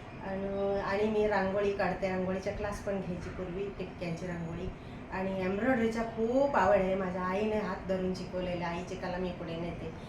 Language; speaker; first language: Marathi; non-native, local second language; Kannada